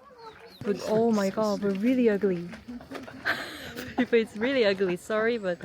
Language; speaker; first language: English; non-native, learner; Korean